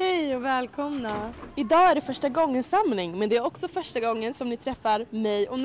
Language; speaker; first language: Swedish; native; Swedish